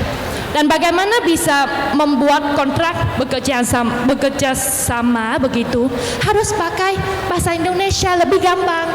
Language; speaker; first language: Indonesian; non-native, learner; Vietnamese